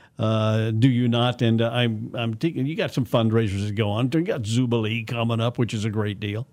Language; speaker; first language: English; native; English